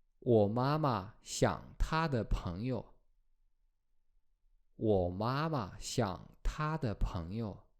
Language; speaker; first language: Chinese; non-native, fluent; Polish